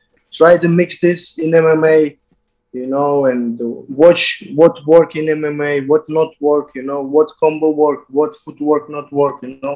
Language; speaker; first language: English; non-native, learner; Azerbaijani